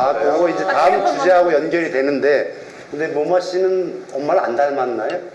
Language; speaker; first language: Korean; native; Korean